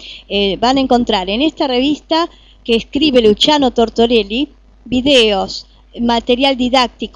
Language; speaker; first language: Spanish; native; Spanish